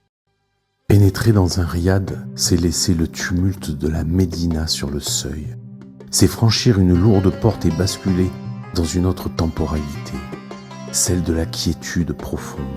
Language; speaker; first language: French; native; French